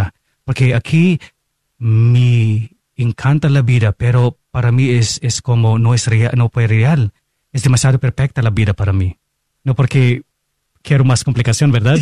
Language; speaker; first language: Spanish; non-native, fluent; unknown